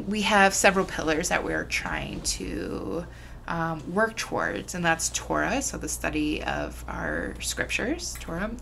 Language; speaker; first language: English; native; English